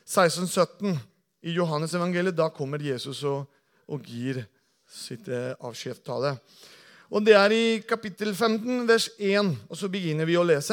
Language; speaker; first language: Norwegian; non-native, fluent; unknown